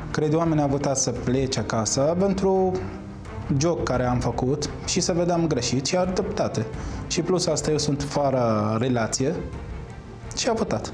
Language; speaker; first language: Romanian; non-native, learner; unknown